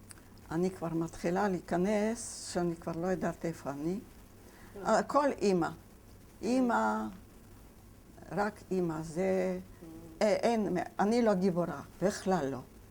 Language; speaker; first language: Hebrew; non-native, fluent; Yiddish